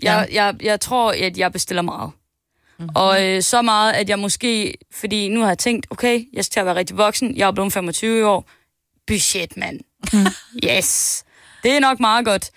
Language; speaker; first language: Danish; native; Danish